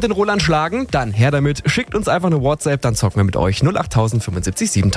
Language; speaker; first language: German; native; German